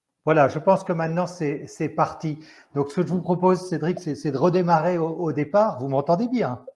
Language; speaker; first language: French; native; French